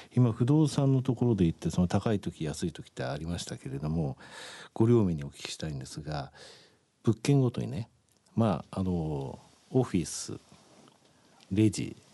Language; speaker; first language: Japanese; native; Japanese